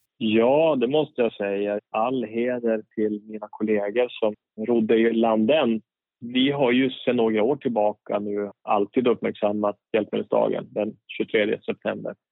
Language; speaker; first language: Swedish; native; Swedish